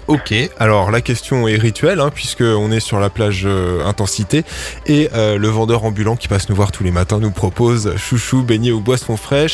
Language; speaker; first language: French; native; French